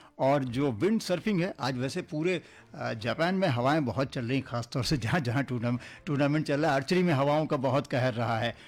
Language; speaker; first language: Hindi; native; Hindi